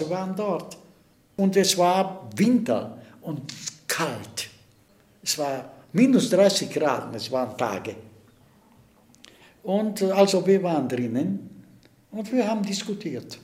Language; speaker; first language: German; non-native, fluent; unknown